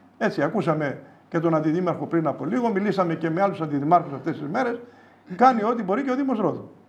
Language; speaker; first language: Greek; native; Greek